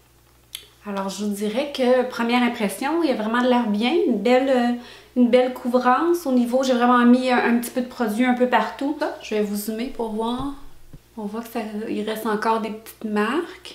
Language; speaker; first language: French; native; French